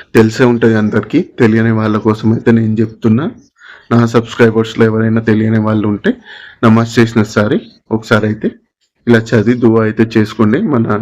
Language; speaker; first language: Telugu; non-native, local second language; Urdu